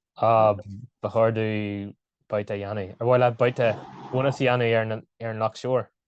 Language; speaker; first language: Irish; non-native, local second language; English